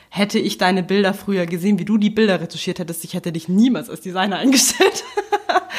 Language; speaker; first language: German; native; German